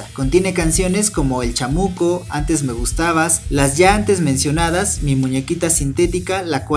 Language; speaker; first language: Spanish; native; Spanish